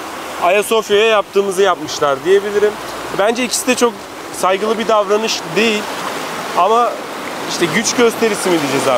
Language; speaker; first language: Turkish; native; Turkish